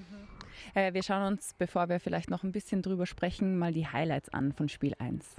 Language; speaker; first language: German; native; German